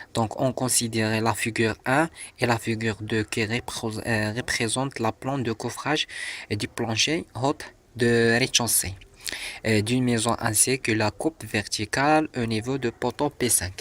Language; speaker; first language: French; non-native, local second language; Arabic